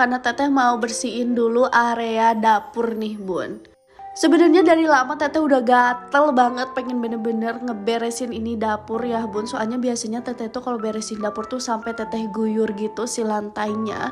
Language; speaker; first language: Indonesian; non-native, local second language; Sundanese